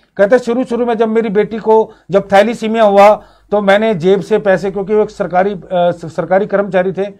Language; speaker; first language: Hindi; native; Hindi